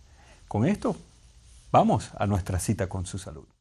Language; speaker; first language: Spanish; native; Spanish